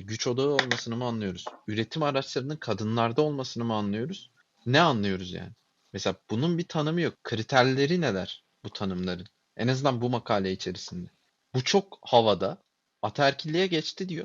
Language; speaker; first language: Turkish; native; Turkish